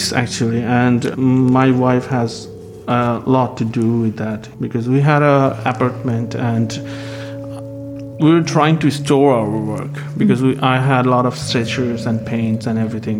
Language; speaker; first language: English; non-native, local second language; Bangla